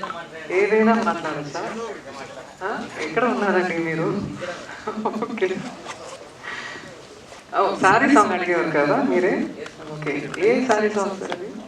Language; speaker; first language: Telugu; non-native, learner; Tamil